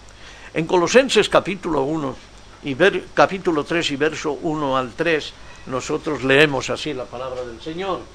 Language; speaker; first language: Spanish; native; Spanish